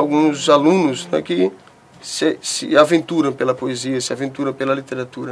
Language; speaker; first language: Portuguese; native; Portuguese